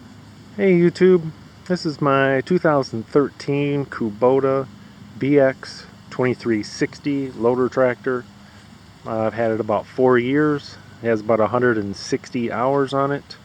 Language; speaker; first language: English; native; English